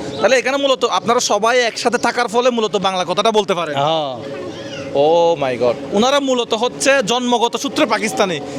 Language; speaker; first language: Bangla; native; Bangla